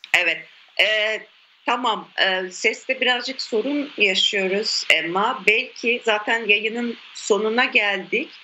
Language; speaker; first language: Turkish; native; Turkish